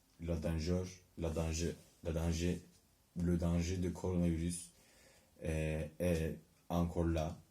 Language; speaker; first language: French; non-native, learner; Turkish